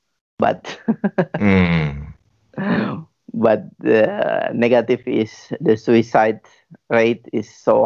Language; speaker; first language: English; non-native, learner; Indonesian